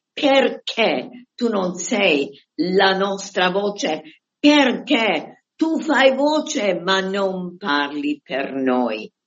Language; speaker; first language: Italian; non-native, fluent; German